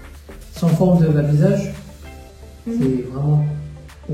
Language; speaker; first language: French; non-native, fluent; Korean